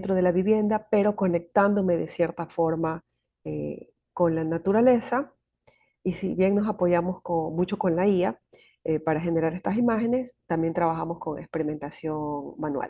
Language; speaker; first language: Spanish; native; Spanish